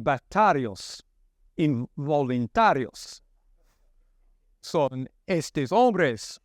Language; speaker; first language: Spanish; non-native, learner; English